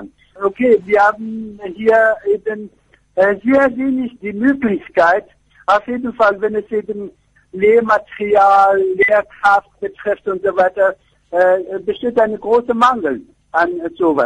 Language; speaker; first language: German; non-native, fluent; Persian